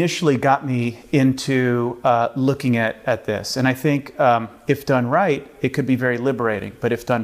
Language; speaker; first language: English; early bilingual, other home language; Spanish